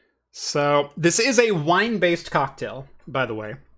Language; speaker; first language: English; native; English